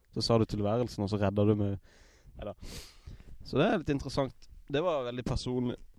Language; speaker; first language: Norwegian; native; Norwegian